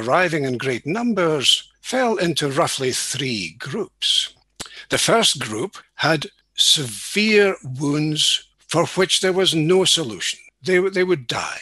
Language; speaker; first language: English; native; English